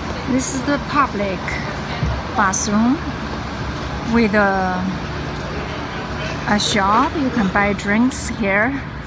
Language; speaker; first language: English; non-native, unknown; Chinese